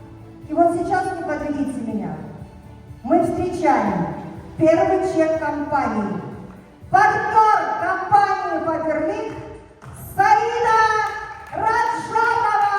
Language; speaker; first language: Russian; native; Russian